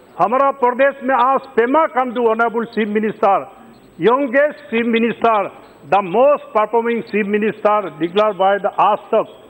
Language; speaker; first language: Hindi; non-native, local second language; Adi